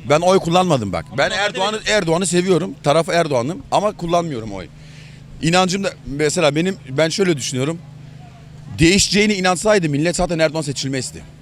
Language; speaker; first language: Turkish; native; Turkish